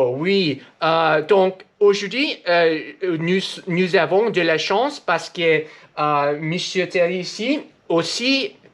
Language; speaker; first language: French; non-native, learner; English